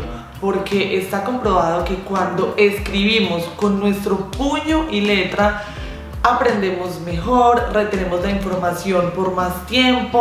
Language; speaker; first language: Spanish; native; Spanish